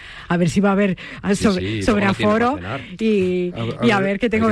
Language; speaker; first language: Spanish; native; Spanish